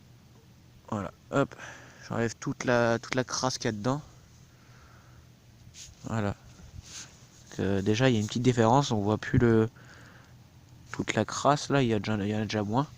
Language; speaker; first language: French; native; French